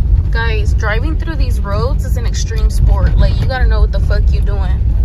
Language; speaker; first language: English; early bilingual, other home language; Spanish